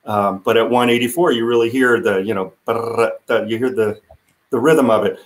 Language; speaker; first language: English; native; English